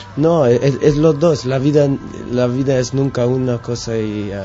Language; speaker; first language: Spanish; non-native, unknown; English